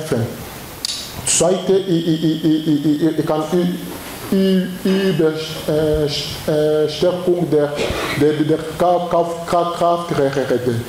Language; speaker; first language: German; non-native, learner; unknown